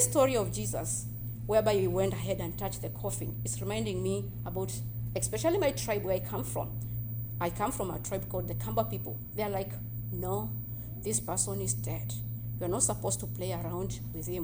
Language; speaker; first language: English; non-native, local second language; Kamba